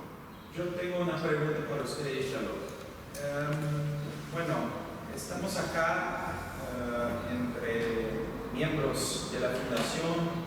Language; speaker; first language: Spanish; non-native, fluent; Portuguese